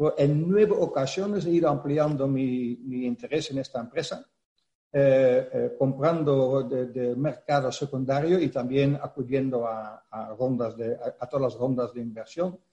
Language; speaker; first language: Spanish; non-native, fluent; Dutch